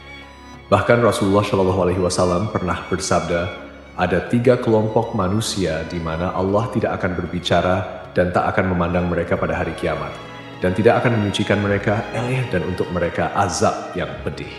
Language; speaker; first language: Indonesian; native; Indonesian